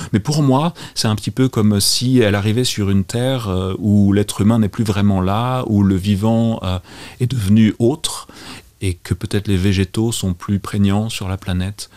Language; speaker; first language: French; native; French